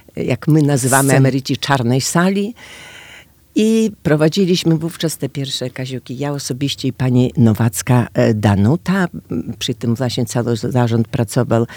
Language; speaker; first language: Polish; native; Polish